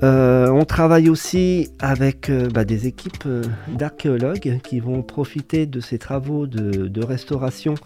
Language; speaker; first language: French; native; French